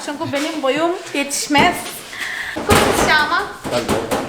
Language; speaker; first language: Turkish; non-native, fluent; Portuguese